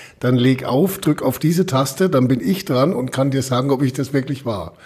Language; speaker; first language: German; native; German